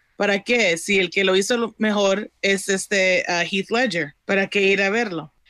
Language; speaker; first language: Spanish; early bilingual, heritage; Spanish